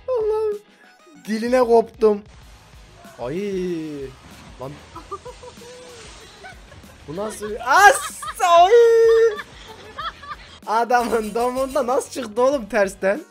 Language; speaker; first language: Turkish; native; Turkish